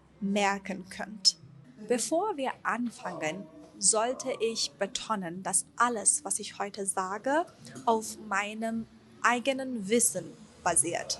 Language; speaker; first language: German; non-native, fluent; Persian